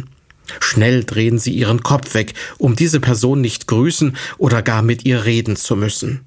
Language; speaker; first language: German; native; German